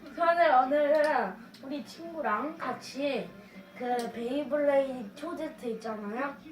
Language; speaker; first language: Korean; non-native, learner; Indonesian